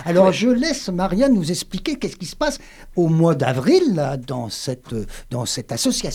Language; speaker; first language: French; native; French